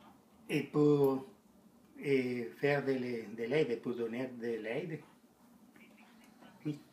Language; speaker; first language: French; non-native, learner; Spanish